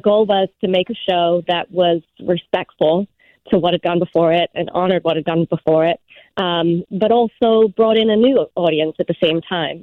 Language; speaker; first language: English; native; English